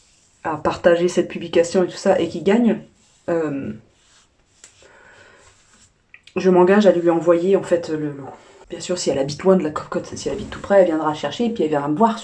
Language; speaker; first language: French; native; French